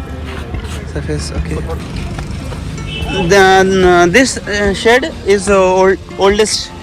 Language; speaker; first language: English; non-native, local second language; Hindi